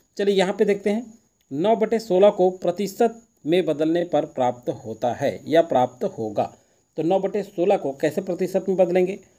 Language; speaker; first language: Hindi; native; Hindi